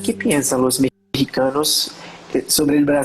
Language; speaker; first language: Spanish; non-native, learner; Portuguese